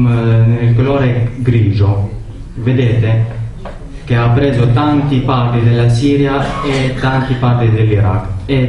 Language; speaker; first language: Italian; non-native, learner; Arabic